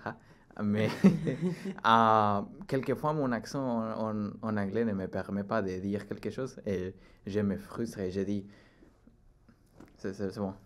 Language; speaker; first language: French; non-native, learner; Spanish